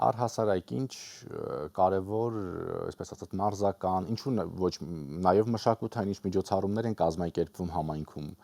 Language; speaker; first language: Armenian; native; Armenian